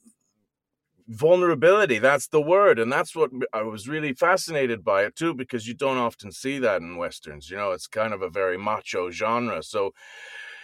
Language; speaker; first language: English; native; English